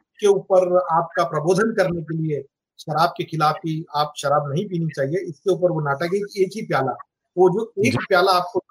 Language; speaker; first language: Hindi; non-native, local second language; Marathi